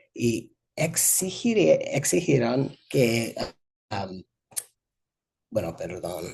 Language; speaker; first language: Spanish; non-native, fluent; English